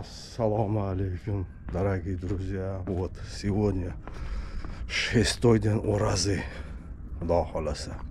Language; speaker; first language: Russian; non-native, local second language; Uzbek